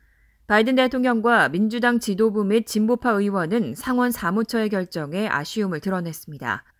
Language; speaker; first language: Korean; native; Korean